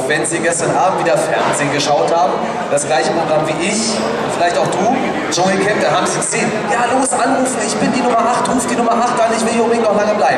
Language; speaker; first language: German; native; German